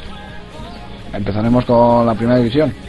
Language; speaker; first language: Spanish; native; Spanish